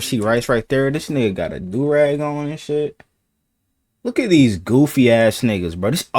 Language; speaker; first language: English; native; English